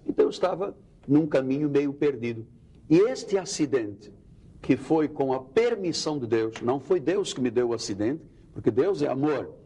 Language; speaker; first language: Portuguese; native; Portuguese